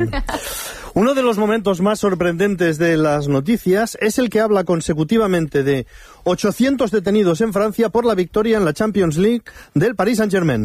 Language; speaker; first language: Spanish; native; Spanish